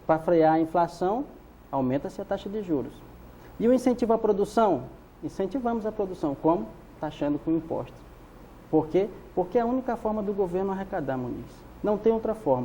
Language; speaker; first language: Portuguese; native; Portuguese